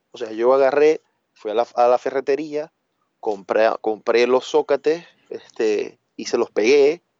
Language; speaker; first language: Spanish; native; Spanish